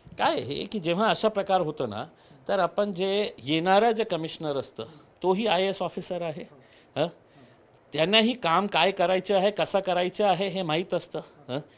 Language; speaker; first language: Marathi; non-native, local second language; Urdu